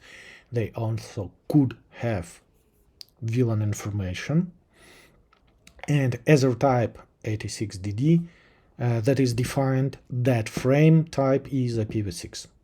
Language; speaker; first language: English; non-native, fluent; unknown